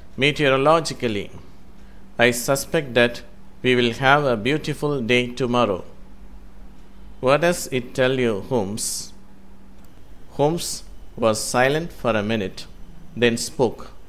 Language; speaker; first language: English; non-native, local second language; Tamil